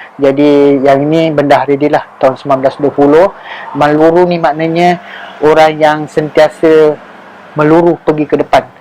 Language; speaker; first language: Malay; native; Malay